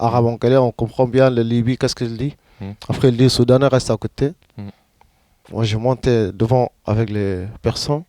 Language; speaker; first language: French; non-native, learner; Arabic